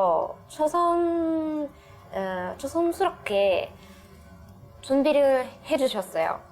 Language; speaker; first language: Korean; non-native, learner; Italian